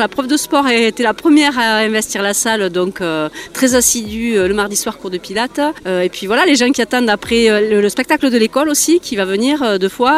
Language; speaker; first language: French; native; French